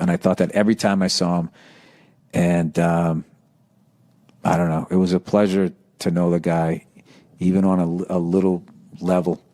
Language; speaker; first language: English; native; English